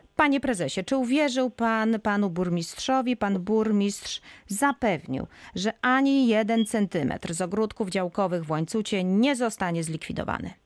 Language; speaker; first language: Polish; native; Polish